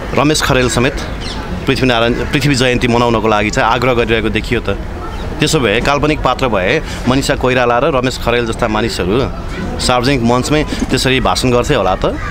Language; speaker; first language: Nepali; native; Nepali